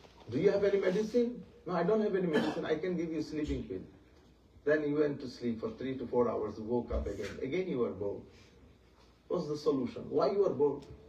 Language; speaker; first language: English; non-native, local second language; Bangla